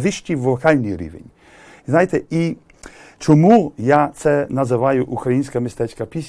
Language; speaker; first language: Ukrainian; early bilingual, heritage; English